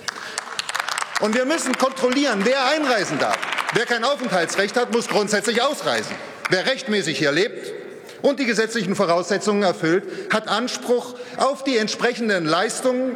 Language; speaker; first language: German; native; German